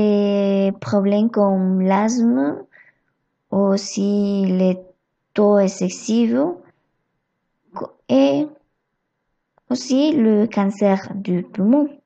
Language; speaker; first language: French; non-native, learner; Spanish